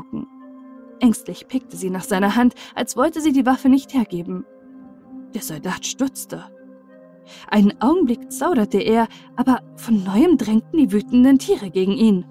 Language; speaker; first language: German; native; German